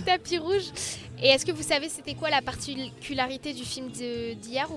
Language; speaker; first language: French; native; French